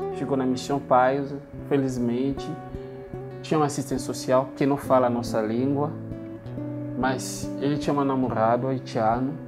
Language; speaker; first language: Portuguese; non-native, learner; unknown